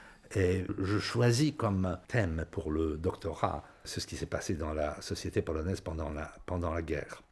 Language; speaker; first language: French; non-native, fluent; Polish